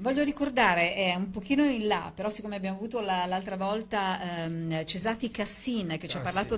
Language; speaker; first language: Italian; native; Italian